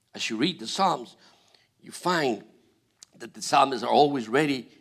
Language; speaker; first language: English; non-native, fluent; Spanish